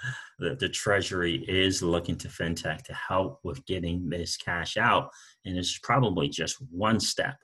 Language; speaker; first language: English; native; English